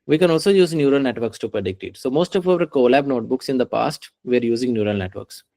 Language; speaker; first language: English; non-native, local second language; Punjabi